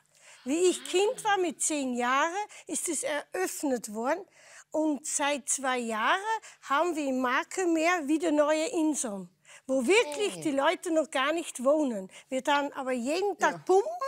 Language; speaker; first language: German; non-native, fluent; Dutch